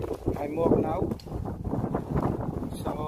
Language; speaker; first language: English; non-native, learner; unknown